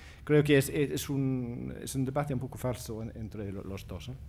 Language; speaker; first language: Spanish; non-native, fluent; English